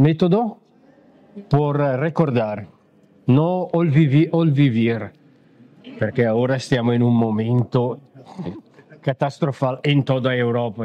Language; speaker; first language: Spanish; non-native, learner; Italian